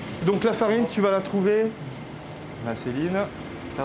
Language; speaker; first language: French; native; French